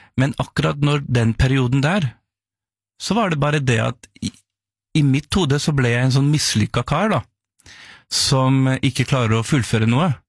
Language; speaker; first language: Norwegian; early bilingual, other home language; Urdu